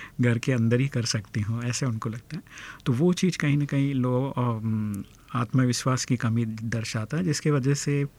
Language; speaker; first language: Hindi; native; Hindi